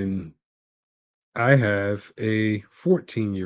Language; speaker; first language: English; native; English